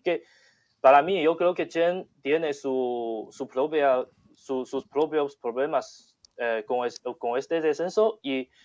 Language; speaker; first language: Spanish; non-native, learner; Chinese